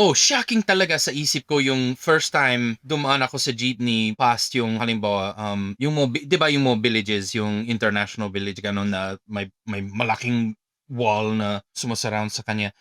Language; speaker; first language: Filipino; non-native, fluent; English